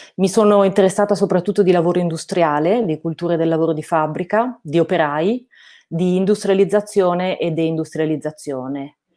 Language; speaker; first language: Italian; native; Italian